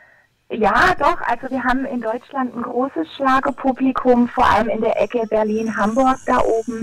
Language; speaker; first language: German; native; German